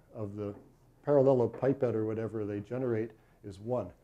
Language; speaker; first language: English; native; English